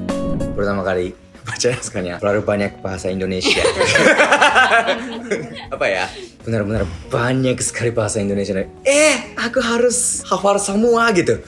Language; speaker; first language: Indonesian; non-native, learner; Japanese